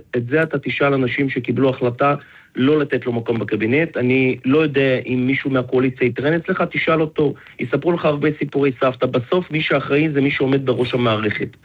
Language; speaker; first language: Hebrew; non-native, fluent; Russian